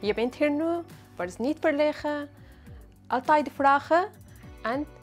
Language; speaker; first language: Dutch; non-native, learner; Arabic